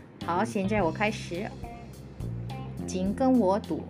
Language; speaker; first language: Chinese; non-native, fluent; Indonesian